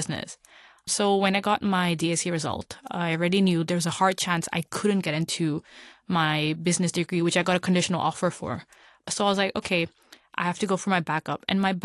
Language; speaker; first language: English; non-native, local second language; Punjabi